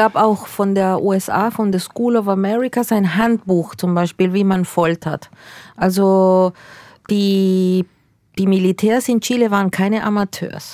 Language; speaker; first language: German; early bilingual, other home language; Spanish